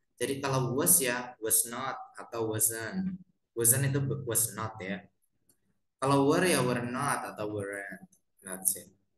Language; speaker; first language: English; non-native, fluent; Indonesian